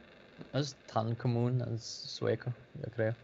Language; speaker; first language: Spanish; non-native, learner; Danish